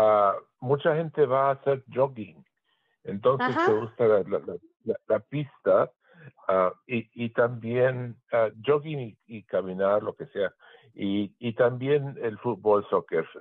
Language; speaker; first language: Spanish; early bilingual, heritage; Spanish